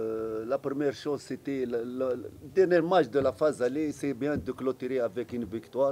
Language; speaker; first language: French; non-native, fluent; Arabic